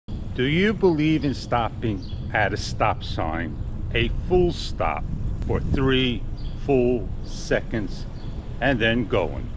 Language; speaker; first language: English; native; English